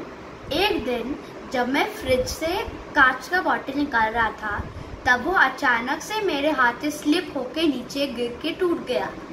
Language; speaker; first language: Hindi; native; Hindi